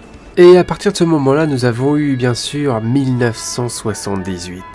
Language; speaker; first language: French; native; French